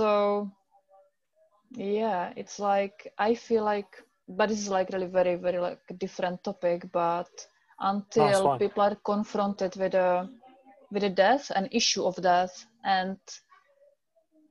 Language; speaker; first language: English; non-native, fluent; Czech